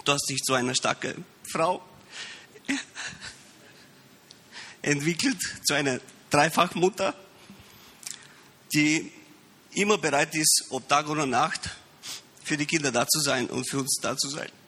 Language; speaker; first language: German; early bilingual, heritage; Romanian